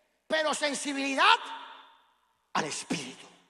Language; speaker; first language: Spanish; native; Spanish